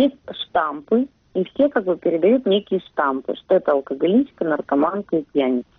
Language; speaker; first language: Russian; native; Russian